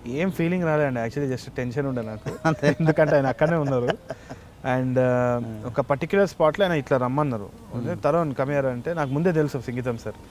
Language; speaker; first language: Telugu; native; Telugu